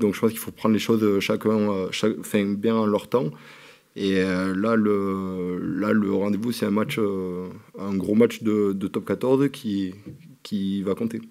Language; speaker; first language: French; native; French